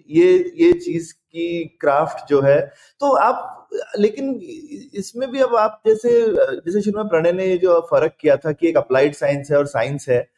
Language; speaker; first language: Hindi; native; Hindi